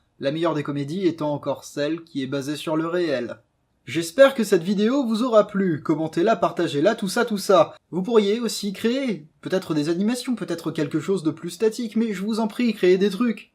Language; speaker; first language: French; native; French